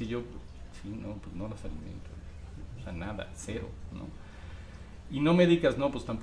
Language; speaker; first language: Spanish; native; Spanish